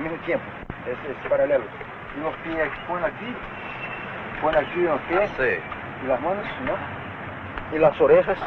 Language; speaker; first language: Spanish; non-native, learner; Portuguese